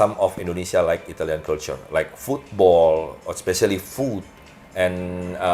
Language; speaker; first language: English; non-native, learner; Indonesian